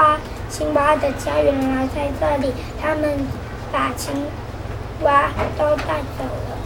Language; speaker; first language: Chinese; native; Chinese